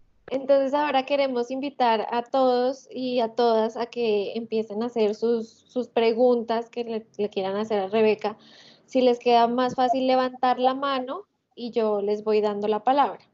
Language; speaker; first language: Spanish; native; Spanish